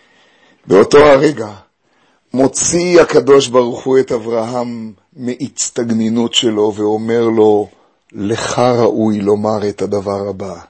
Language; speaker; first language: Hebrew; native; Hebrew